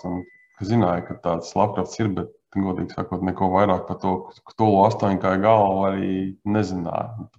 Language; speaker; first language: Latvian; native; Latvian